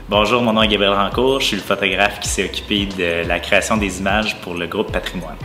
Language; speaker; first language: French; native; French